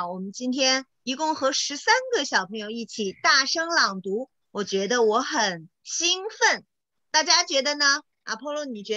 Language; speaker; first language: Chinese; native; Chinese